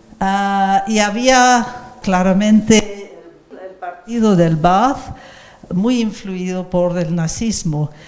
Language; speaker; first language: Spanish; non-native, fluent; English